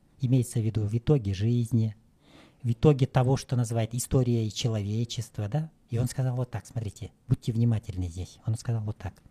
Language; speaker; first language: Russian; non-native, local second language; Kyrgyz